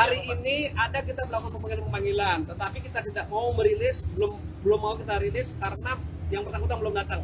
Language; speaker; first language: Indonesian; native; Indonesian